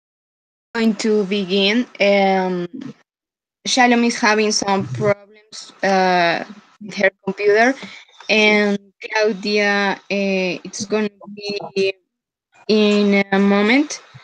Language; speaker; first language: English; non-native, fluent; Spanish